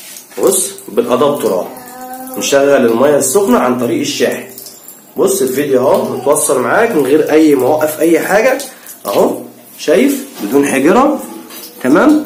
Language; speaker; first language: Arabic; native; Arabic